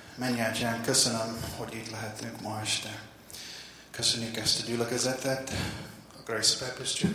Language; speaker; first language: Hungarian; non-native, learner; English